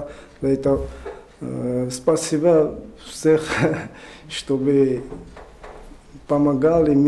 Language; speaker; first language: Russian; non-native, learner; Georgian